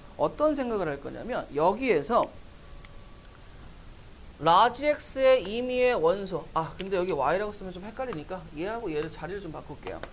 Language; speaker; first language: Korean; native; Korean